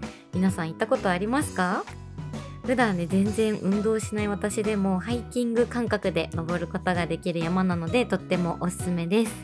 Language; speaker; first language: Japanese; native; Japanese